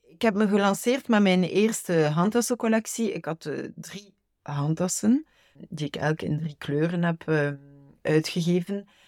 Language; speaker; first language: Dutch; native; Dutch